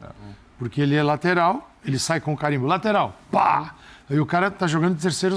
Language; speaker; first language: Portuguese; native; Portuguese